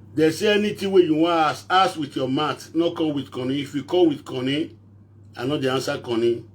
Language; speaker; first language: Nigerian Pidgin; non-native, local second language; Bini